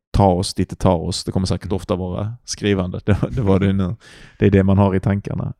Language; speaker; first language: Swedish; early bilingual, other home language; Turkish